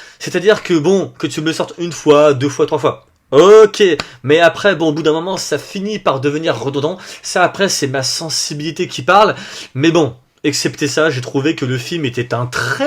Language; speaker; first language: French; native; French